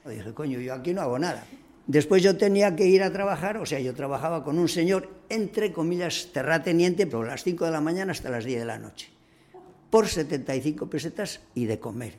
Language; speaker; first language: Spanish; native; Spanish